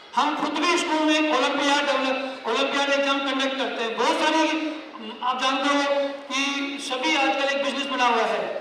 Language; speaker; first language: Hindi; native; Hindi